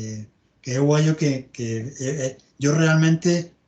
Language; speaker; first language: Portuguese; non-native, learner; Spanish